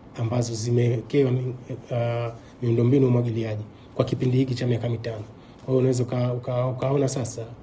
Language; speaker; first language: Swahili; native; Swahili